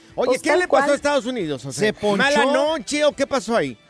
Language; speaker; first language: Spanish; native; Spanish